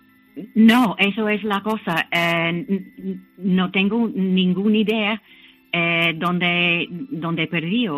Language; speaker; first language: Spanish; non-native, learner; English